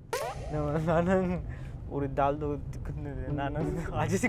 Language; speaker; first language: Korean; non-native, learner; Sinhala